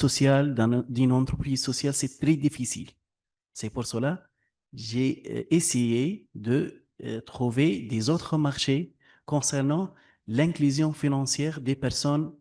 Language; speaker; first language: French; non-native, local second language; Arabic